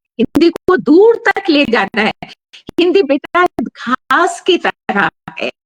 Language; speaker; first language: Hindi; native; Hindi